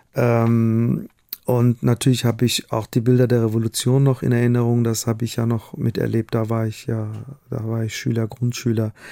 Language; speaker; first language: German; non-native, fluent; Persian